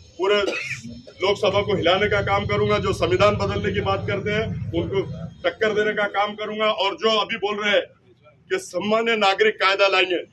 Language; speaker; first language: Hindi; non-native, local second language; Urdu